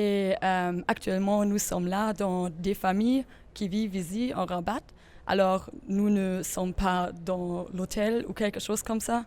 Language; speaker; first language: French; non-native, learner; German